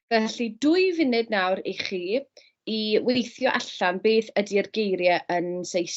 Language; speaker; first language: Welsh; non-native, fluent; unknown